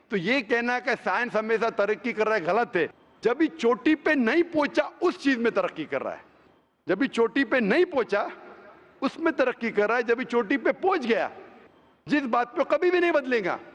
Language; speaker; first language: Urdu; non-native, local second language; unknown